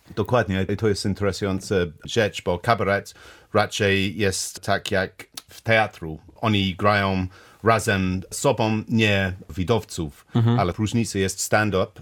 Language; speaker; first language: Polish; non-native, learner; English